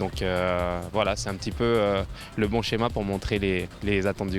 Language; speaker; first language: French; native; French